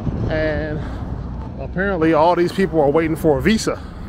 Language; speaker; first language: English; native; English